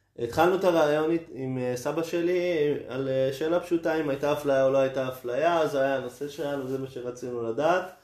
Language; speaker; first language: Hebrew; native; Hebrew